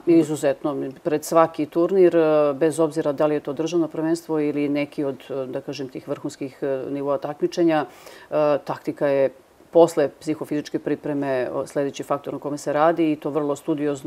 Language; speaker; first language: Serbian; native; Serbian